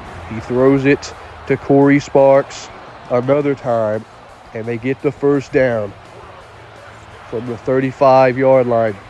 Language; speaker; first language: English; native; English